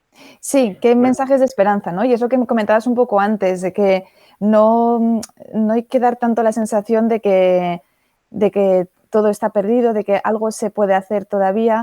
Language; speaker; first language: Spanish; native; Spanish